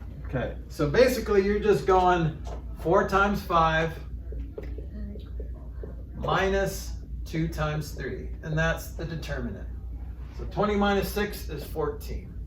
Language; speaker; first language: English; native; English